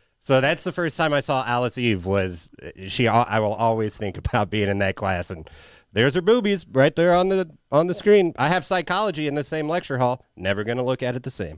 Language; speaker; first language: English; native; English